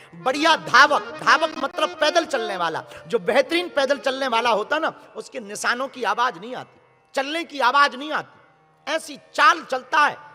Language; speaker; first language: Hindi; native; Hindi